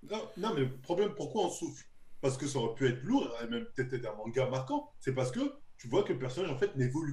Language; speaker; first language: French; native; French